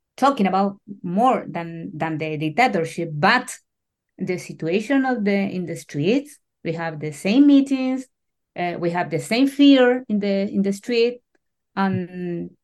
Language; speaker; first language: English; non-native, learner; Spanish